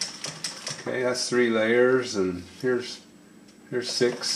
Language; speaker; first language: English; native; English